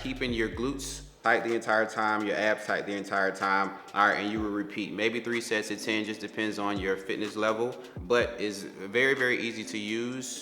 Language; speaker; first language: English; native; English